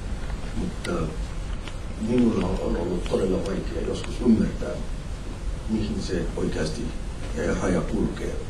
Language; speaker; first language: Finnish; non-native, fluent; Somali